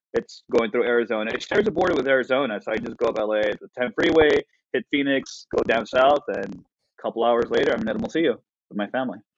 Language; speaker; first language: English; early bilingual, other home language; Spanish